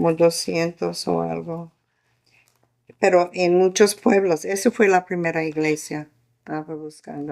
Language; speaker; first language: Spanish; non-native, fluent; English